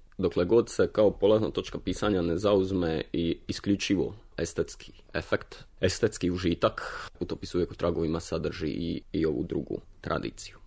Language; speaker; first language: Croatian; native; Croatian